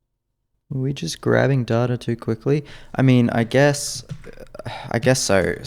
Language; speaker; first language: English; native; English